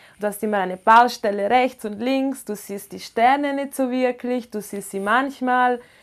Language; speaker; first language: German; non-native, local second language; Ladin